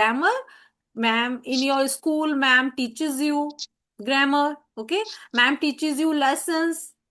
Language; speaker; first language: English; non-native, learner; Hindi